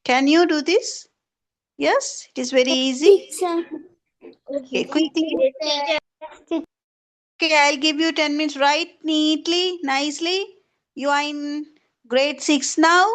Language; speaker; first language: English; non-native, local second language; Tamil